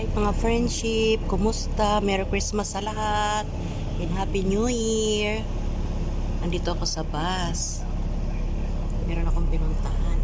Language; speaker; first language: Filipino; non-native, local second language; Waray